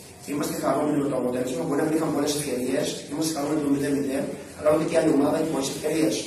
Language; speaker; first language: Greek; native; Greek